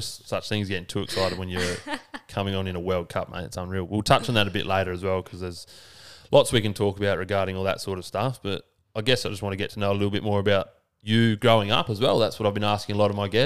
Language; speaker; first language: English; native; English